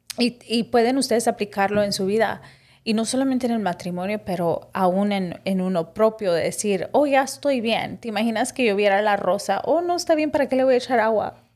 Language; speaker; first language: Spanish; early bilingual, heritage; Spanish